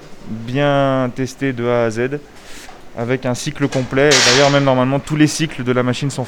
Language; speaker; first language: French; native; French